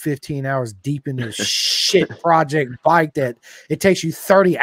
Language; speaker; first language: English; native; English